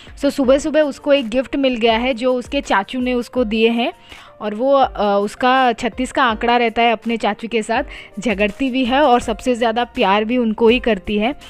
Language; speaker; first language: Hindi; non-native, local second language; Odia